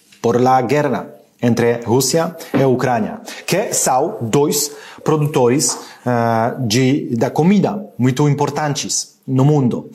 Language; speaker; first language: Portuguese; non-native, learner; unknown